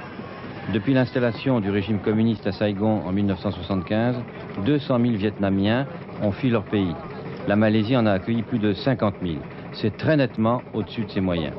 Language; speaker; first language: French; native; French